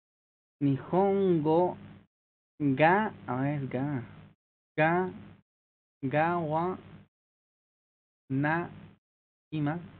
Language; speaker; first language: Japanese; non-native, learner; Spanish